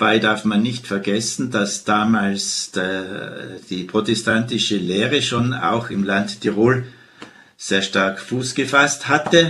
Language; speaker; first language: German; native; German